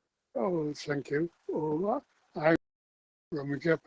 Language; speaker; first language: English; non-native, learner; Japanese